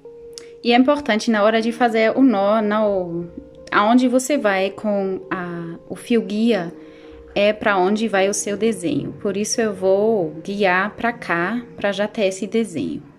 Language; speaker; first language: Portuguese; non-native, fluent; German